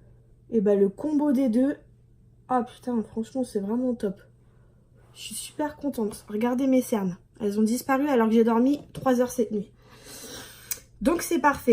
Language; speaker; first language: French; native; French